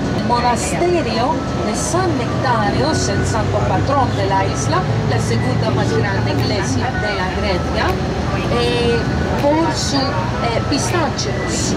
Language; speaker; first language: Spanish; non-native, learner; Greek